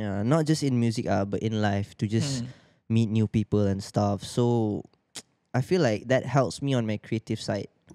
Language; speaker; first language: English; non-native, local second language; Malay